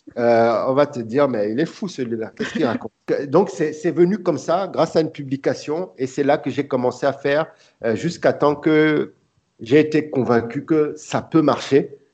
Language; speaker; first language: French; early bilingual, other home language; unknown